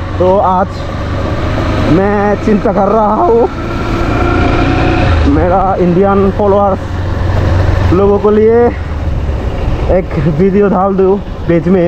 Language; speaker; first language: Hindi; non-native, learner; Chakma